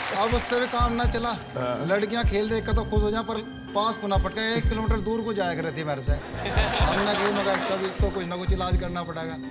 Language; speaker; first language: Hindi; native; Hindi